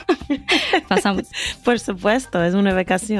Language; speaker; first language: Spanish; non-native, fluent; English